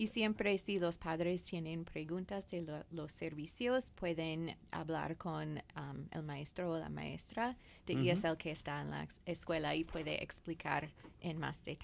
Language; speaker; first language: Spanish; non-native, fluent; English